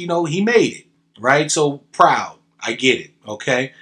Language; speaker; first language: English; native; English